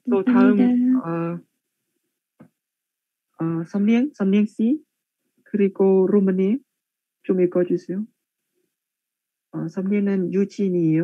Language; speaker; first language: Korean; non-native, learner; Khmer